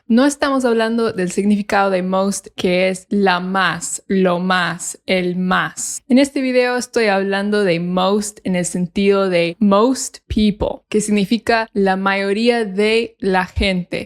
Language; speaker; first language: Spanish; non-native, fluent; English